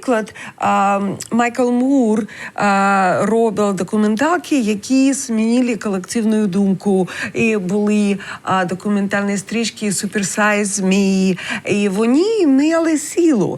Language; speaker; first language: Ukrainian; non-native, learner; English